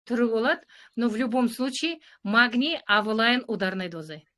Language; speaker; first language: Russian; non-native, local second language; Kazakh